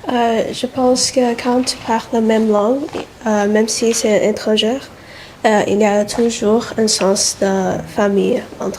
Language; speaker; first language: French; non-native, local second language; Chinese